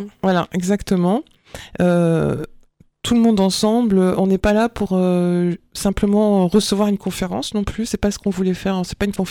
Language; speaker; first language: French; native; French